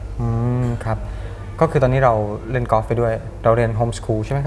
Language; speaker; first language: Thai; native; Thai